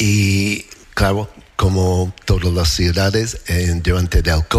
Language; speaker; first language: Spanish; non-native, fluent; English